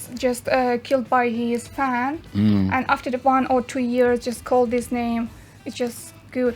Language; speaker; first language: English; non-native, learner; Azerbaijani